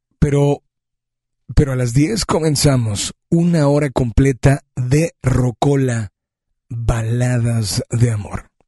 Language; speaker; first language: Spanish; native; Spanish